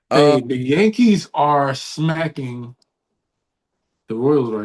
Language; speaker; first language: English; native; English